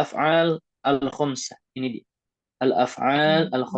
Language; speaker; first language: Arabic; non-native, fluent; Indonesian